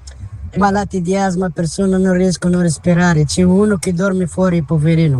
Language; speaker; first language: Italian; non-native, learner; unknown